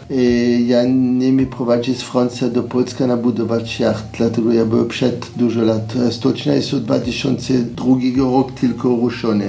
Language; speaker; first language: Polish; non-native, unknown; French